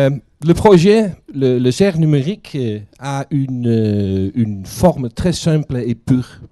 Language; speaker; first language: French; non-native, learner; Dutch